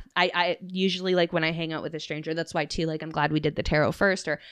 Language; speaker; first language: English; native; English